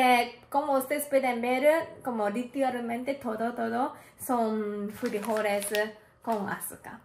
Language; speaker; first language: Spanish; non-native, learner; Japanese